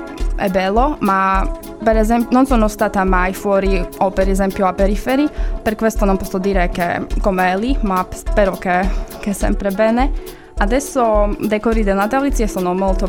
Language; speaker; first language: Italian; non-native, learner; Slovak